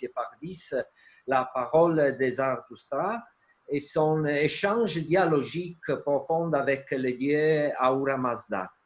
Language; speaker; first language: French; non-native, fluent; Italian